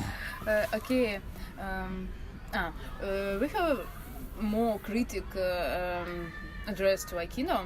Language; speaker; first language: English; non-native, learner; Russian